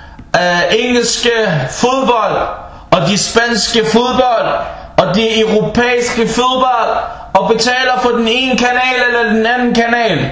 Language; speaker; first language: Danish; non-native, local second language; Arabic